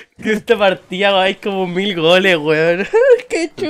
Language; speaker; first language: Spanish; native; Spanish